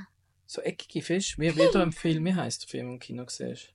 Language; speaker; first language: German; native; German